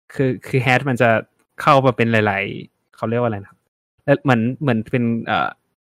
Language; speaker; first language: Thai; native; Thai